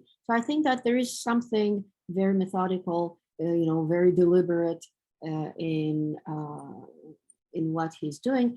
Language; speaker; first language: English; non-native, fluent; Romanian